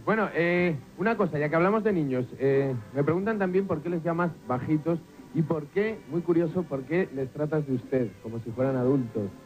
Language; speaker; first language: Spanish; native; Spanish